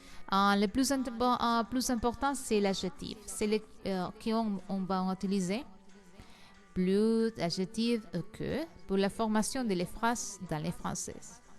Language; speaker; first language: French; non-native, learner; Spanish